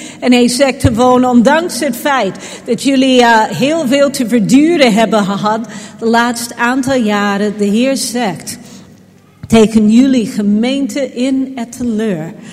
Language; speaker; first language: Dutch; non-native, fluent; English